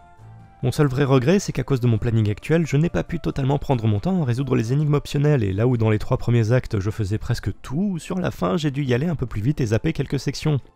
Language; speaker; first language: French; native; French